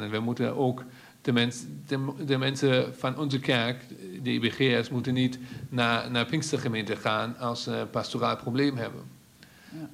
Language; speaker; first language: Dutch; non-native, fluent; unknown